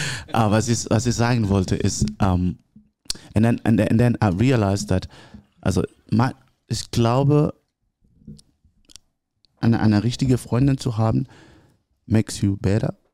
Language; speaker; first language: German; non-native, learner; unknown